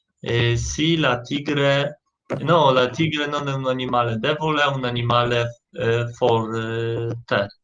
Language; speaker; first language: Italian; non-native, learner; Polish